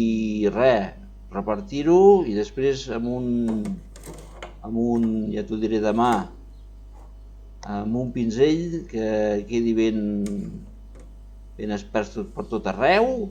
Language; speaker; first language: Catalan; non-native, local second language; Spanish